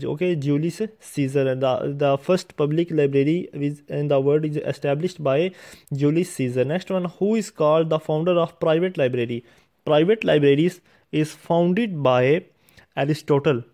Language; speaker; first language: English; non-native, local second language; Urdu